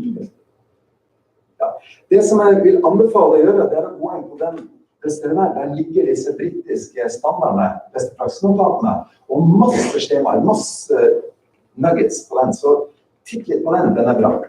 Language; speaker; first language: Norwegian; native; Norwegian